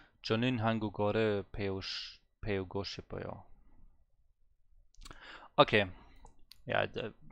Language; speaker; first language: Korean; non-native, learner; German